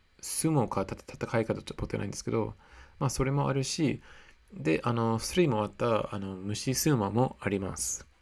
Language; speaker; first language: Japanese; non-native, fluent; English